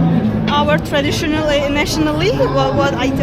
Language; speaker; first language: English; non-native, learner; Armenian